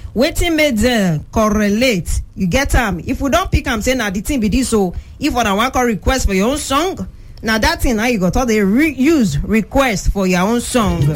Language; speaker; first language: Nigerian Pidgin; non-native, local second language; Yoruba